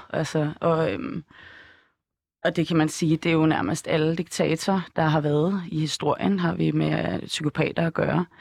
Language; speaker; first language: Danish; native; Danish